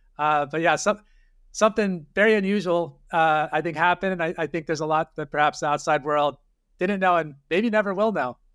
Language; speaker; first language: English; native; English